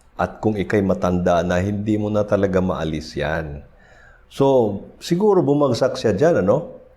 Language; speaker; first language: Filipino; non-native, local second language; Cebuano